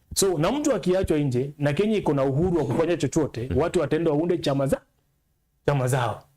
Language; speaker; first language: Swahili; non-native, local second language; Luyia